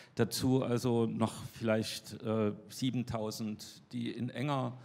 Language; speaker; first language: German; native; German